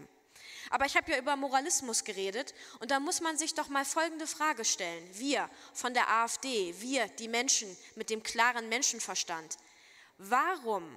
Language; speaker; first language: German; native; German